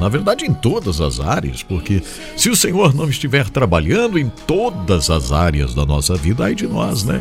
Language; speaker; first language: Portuguese; native; Portuguese